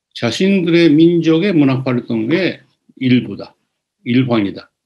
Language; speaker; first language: Korean; early bilingual, other home language; Japanese